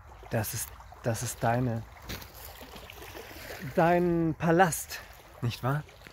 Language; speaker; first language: German; native; German